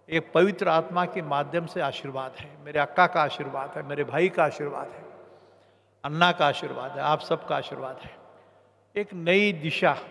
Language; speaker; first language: Hindi; non-native, local second language; Marathi